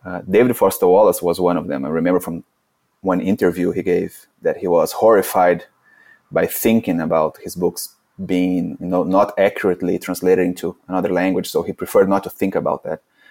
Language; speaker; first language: English; non-native, fluent; Portuguese